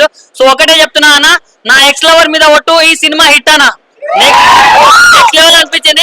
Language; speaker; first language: Telugu; native; Telugu